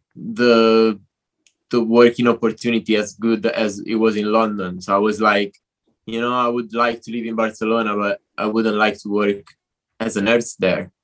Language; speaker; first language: English; non-native, fluent; Italian